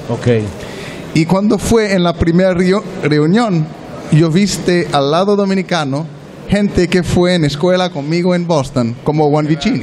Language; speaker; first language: Spanish; non-native, learner; French